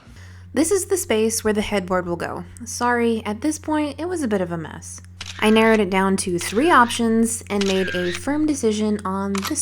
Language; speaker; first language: English; native; English